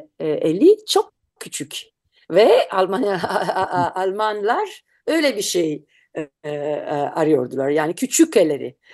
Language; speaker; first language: Turkish; non-native, learner; Italian